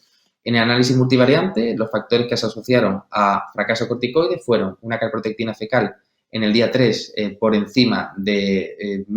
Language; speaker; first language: Spanish; native; Spanish